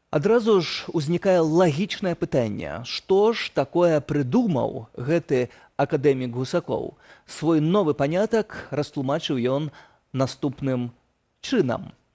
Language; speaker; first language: Belarusian; native; Belarusian